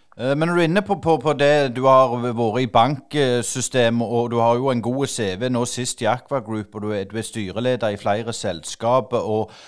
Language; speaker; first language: Norwegian; native; Norwegian